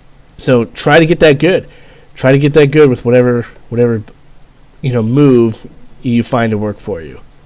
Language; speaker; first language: English; native; English